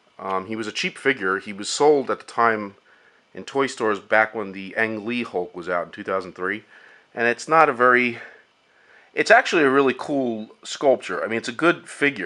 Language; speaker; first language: English; native; English